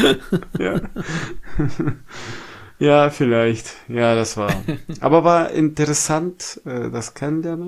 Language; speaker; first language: German; non-native, fluent; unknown